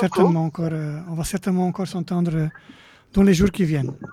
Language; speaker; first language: French; native; French